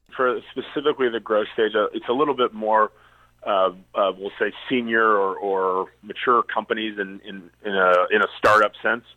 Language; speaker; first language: English; native; English